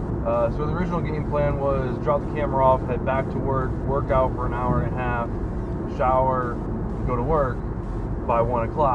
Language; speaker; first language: English; native; English